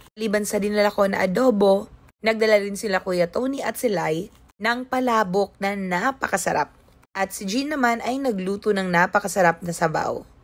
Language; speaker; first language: Filipino; non-native, local second language; Cebuano